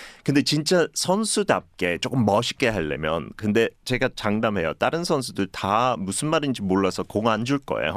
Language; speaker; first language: Korean; non-native, fluent; English